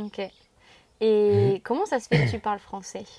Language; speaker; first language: French; native; French